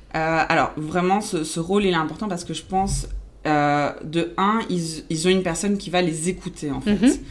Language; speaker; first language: French; non-native, fluent; Spanish